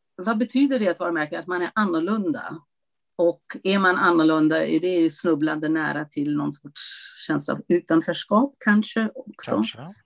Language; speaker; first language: Swedish; non-native, fluent; Italian